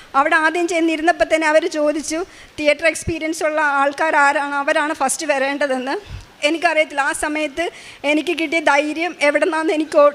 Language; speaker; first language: Malayalam; native; Malayalam